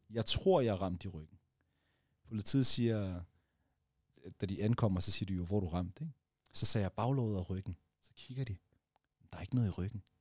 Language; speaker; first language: Danish; early bilingual, other home language; Arabic